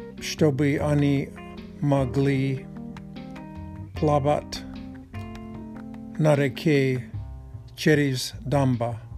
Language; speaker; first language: Russian; non-native, learner; Czech